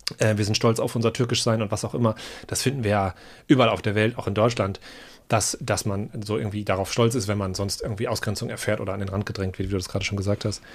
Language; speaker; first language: German; native; German